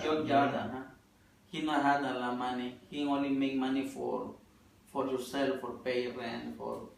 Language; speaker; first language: English; non-native, learner; Spanish